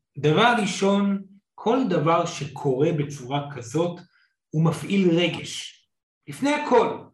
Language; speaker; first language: Hebrew; non-native, fluent; English